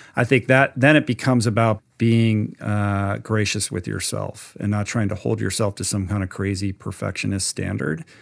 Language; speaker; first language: English; native; English